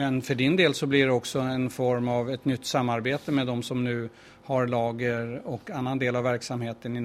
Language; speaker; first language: Swedish; native; Swedish